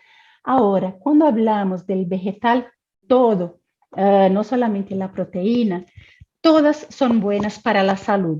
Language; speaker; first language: Spanish; non-native, fluent; Portuguese